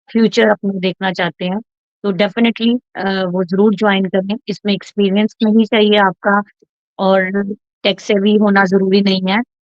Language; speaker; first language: Urdu; native; Urdu